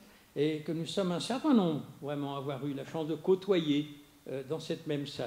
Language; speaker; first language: French; native; French